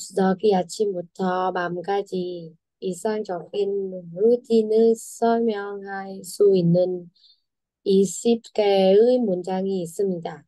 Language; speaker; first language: Korean; non-native, learner; Vietnamese